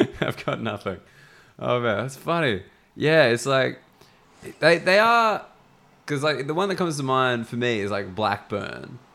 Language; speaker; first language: English; native; English